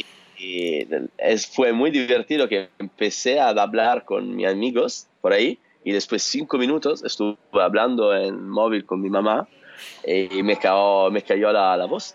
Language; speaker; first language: Spanish; non-native, learner; Italian